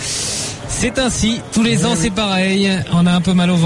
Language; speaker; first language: French; native; French